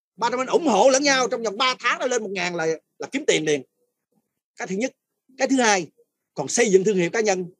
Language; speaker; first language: Vietnamese; non-native, fluent; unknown